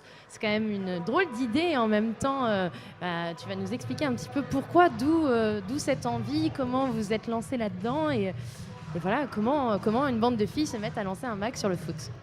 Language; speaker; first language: French; native; French